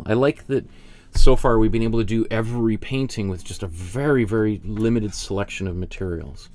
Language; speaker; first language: English; native; English